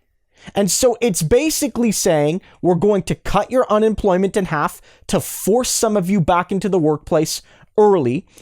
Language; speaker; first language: English; native; English